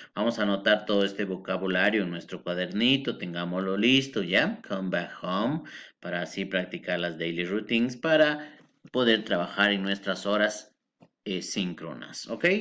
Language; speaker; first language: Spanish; native; Spanish